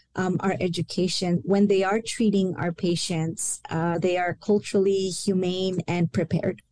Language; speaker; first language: English; early bilingual, other home language; Spanish